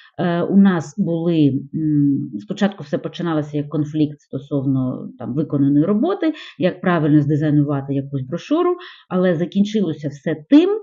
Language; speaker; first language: Ukrainian; non-native, local second language; Russian